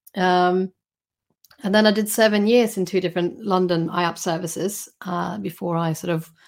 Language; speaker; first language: English; non-native, fluent; Swedish